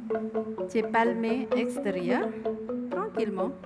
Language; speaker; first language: French; non-native, learner; Indonesian